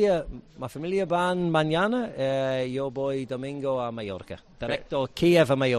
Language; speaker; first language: Spanish; non-native, learner; English